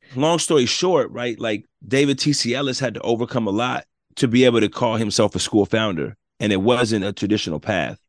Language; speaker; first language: English; native; English